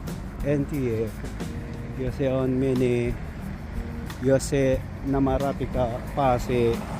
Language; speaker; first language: Finnish; non-native, learner; Filipino